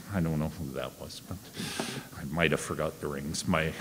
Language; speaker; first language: English; native; English